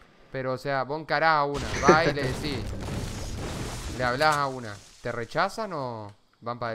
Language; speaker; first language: Spanish; native; Spanish